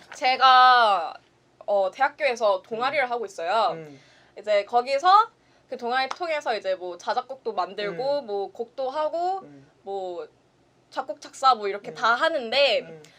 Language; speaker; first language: Korean; non-native, fluent; Thai